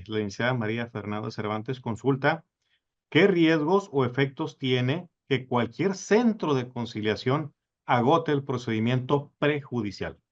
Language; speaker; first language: Spanish; native; Spanish